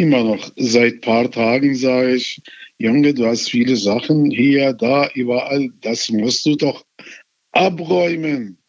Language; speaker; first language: German; non-native, fluent; Arabic